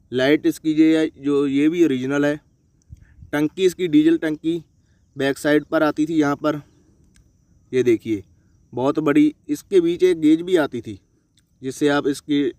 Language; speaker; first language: Hindi; non-native, local second language; Punjabi